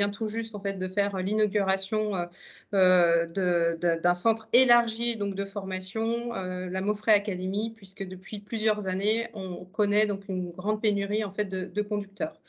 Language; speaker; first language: French; native; French